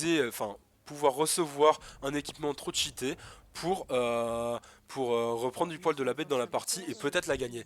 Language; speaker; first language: French; native; French